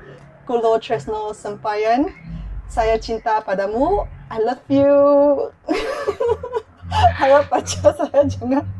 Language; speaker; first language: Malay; non-native, local second language; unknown